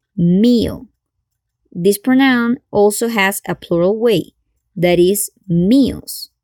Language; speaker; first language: English; non-native, fluent; Spanish